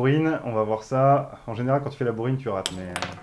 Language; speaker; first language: French; native; French